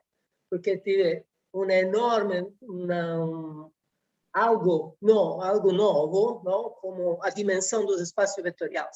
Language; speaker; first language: Portuguese; non-native, fluent; Italian